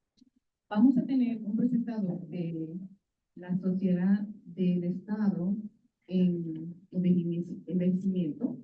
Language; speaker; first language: Spanish; early bilingual, heritage; Spanish